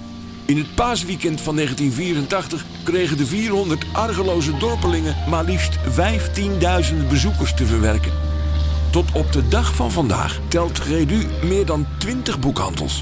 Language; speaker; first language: Dutch; native; Dutch